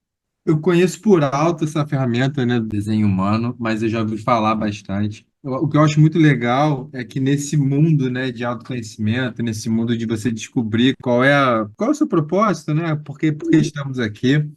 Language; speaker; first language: Portuguese; native; Portuguese